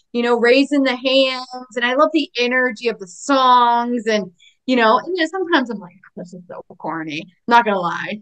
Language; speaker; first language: English; native; English